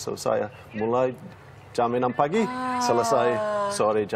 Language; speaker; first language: Indonesian; non-native, learner; English